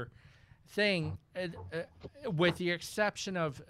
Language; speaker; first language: English; native; English